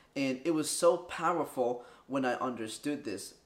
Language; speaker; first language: English; early bilingual, other home language; Spanish